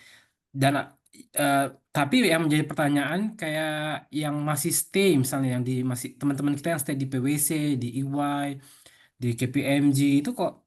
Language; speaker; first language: Indonesian; native; Indonesian